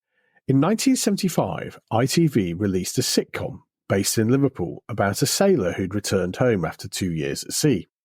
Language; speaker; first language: English; native; English